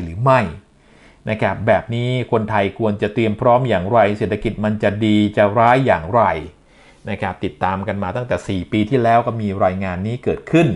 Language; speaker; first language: Thai; native; Thai